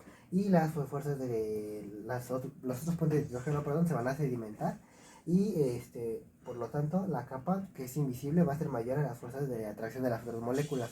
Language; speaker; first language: Spanish; native; Spanish